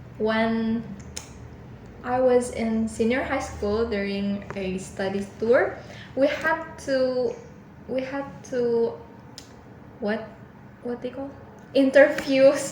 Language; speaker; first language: English; non-native, learner; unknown